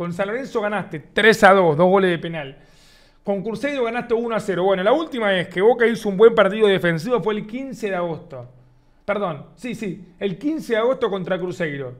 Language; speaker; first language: Spanish; native; Spanish